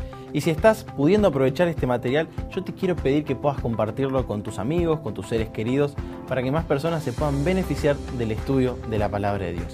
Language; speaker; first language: Spanish; native; Spanish